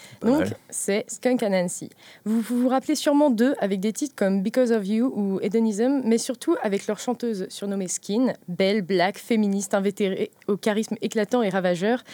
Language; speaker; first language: French; native; French